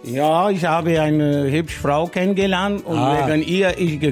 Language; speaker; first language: German; non-native, learner; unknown